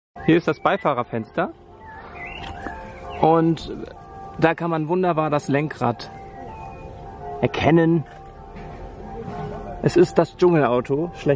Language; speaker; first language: German; native; German